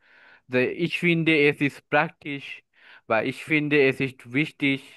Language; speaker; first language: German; non-native, learner; Bangla